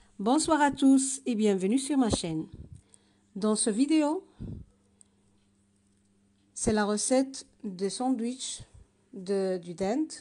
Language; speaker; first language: French; non-native, learner; Arabic